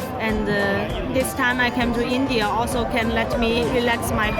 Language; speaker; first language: English; non-native, learner; Chinese